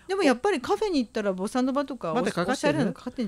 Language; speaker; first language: Japanese; native; Japanese